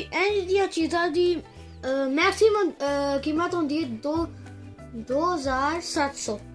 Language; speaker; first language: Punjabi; non-native, local second language; Urdu